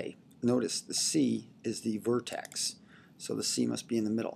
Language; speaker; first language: English; native; English